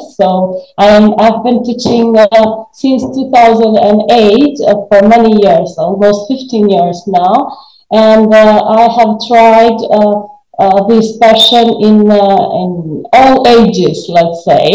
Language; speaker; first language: English; non-native, fluent; Albanian